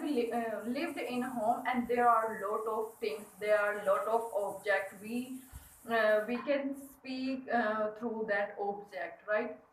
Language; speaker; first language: English; non-native, learner; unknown